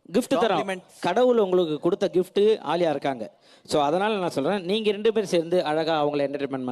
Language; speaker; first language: Tamil; native; Tamil